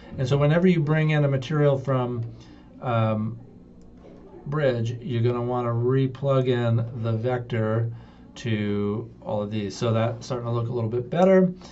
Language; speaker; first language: English; native; English